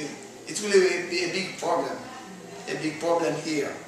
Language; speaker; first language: English; non-native, learner; Haitian Creole